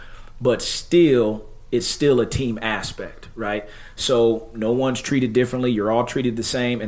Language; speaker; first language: English; native; English